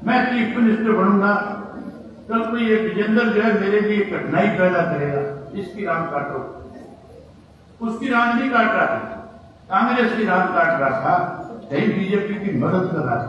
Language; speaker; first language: Hindi; native; Hindi